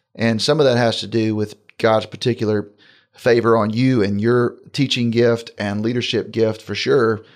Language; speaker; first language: English; native; English